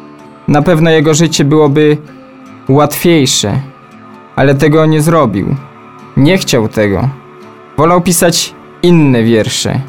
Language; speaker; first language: Polish; native; Polish